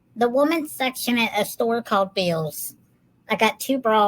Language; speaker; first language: English; native; English